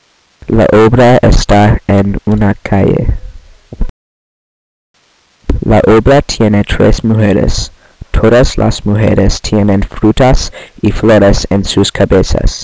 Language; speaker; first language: Spanish; non-native, learner; English